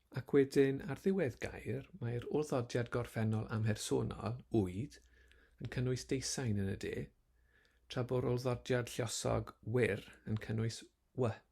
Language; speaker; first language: Welsh; native; Welsh